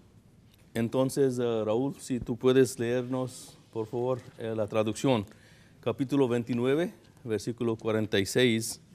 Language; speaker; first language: Spanish; non-native, fluent; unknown